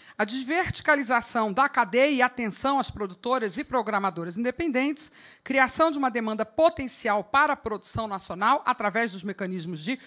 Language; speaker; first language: Portuguese; native; Portuguese